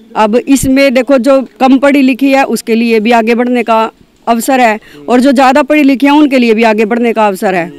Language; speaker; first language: Hindi; native; Hindi